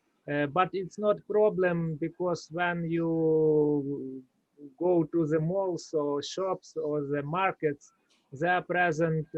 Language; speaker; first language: English; non-native, learner; Ukrainian